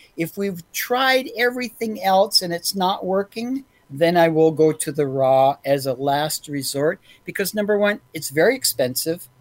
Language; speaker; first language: English; native; English